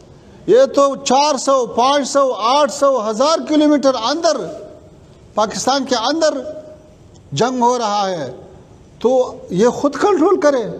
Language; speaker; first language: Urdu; non-native, fluent; Pashto